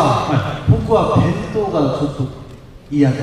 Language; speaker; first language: Japanese; non-native, learner; Korean